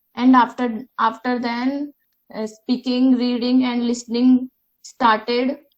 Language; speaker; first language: English; non-native, learner; Hindi